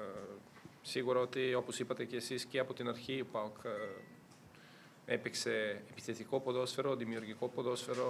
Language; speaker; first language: Greek; non-native, fluent; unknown